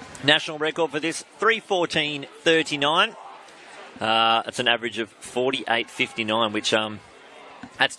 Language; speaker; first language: English; native; English